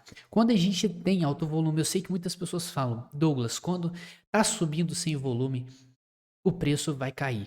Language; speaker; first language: Portuguese; native; Portuguese